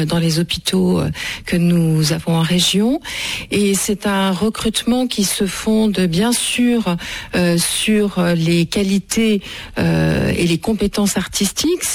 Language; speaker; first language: French; native; French